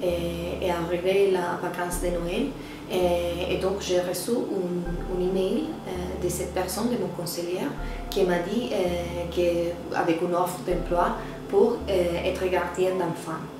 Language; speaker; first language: French; non-native, learner; Spanish